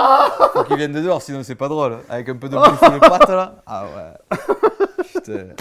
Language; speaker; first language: French; native; French